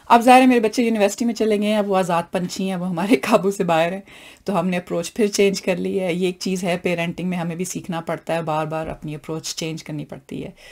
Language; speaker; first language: Urdu; non-native, local second language; Punjabi